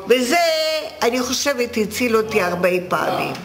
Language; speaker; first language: Hebrew; non-native, fluent; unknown